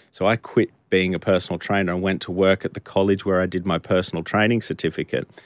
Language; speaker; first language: English; native; English